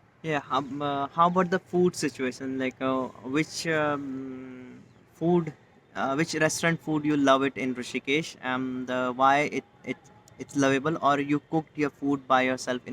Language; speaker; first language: English; non-native, local second language; Hindi